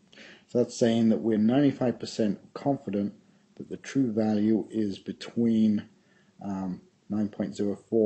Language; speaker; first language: English; native; English